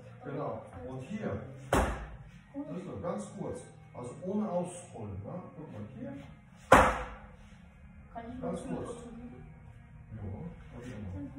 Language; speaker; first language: German; non-native, fluent; Russian